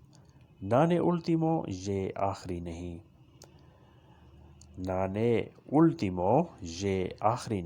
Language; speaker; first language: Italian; non-native, learner; Urdu